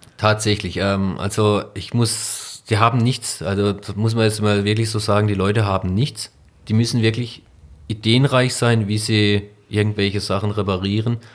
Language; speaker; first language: German; native; German